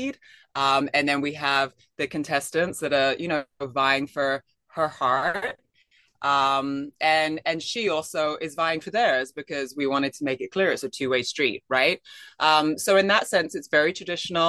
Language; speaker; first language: English; native; English